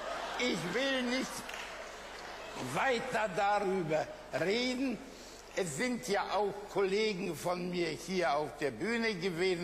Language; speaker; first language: German; early bilingual, other home language; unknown